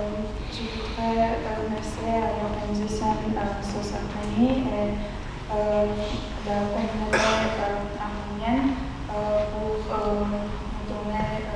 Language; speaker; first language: French; non-native, fluent; Armenian